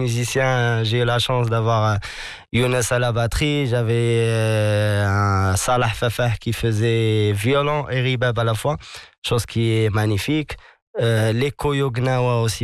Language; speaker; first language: French; non-native, local second language; Arabic